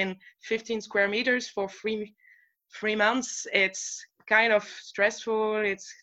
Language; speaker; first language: English; non-native, fluent; French